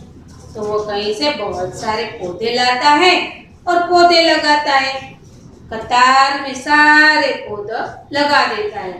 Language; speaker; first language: Hindi; non-native, local second language; Gujarati